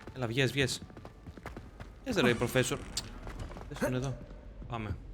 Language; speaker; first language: Greek; native; Greek